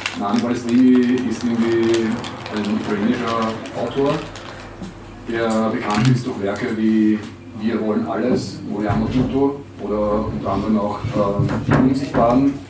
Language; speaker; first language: German; native; German